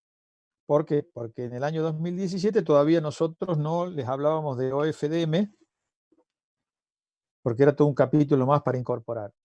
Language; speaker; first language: Spanish; native; Spanish